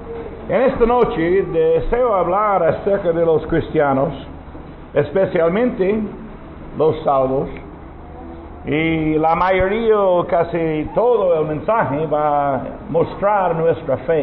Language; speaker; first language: Spanish; non-native, learner; English